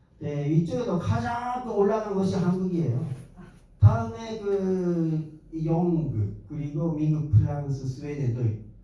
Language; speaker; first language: Korean; non-native, fluent; Japanese